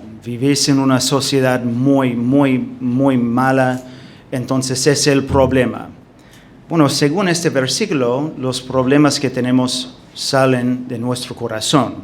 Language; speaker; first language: Spanish; non-native, fluent; English